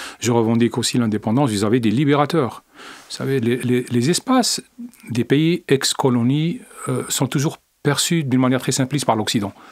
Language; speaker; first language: French; non-native, local second language; Arabic